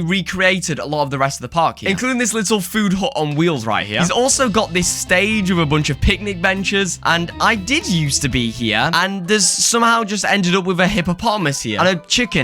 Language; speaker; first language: English; native; English